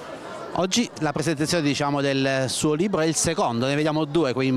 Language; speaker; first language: Italian; native; Italian